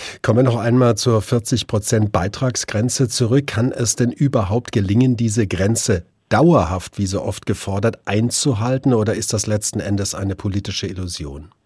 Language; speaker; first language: German; native; German